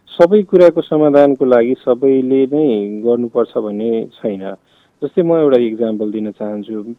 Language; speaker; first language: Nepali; non-native, local second language; Maithili